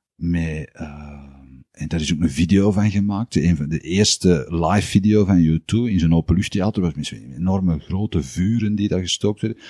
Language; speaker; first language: Dutch; native; Dutch